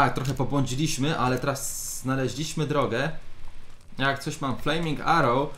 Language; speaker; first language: Polish; native; Polish